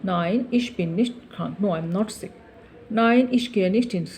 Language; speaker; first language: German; non-native, learner; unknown